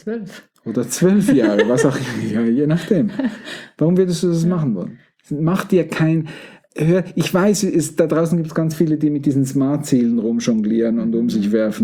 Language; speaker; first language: German; native; German